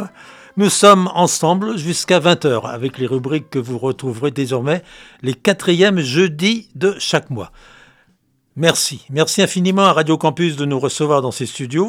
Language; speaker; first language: French; native; French